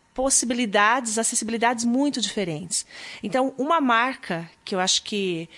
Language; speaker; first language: Portuguese; native; Portuguese